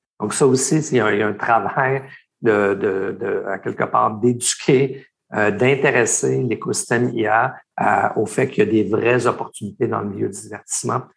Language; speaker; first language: French; native; French